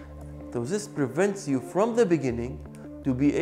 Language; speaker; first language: English; non-native, local second language; Arabic